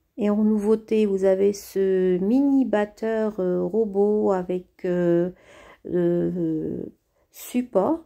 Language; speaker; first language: French; native; French